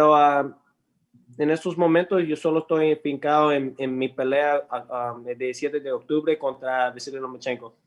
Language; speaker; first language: Spanish; early bilingual, heritage; English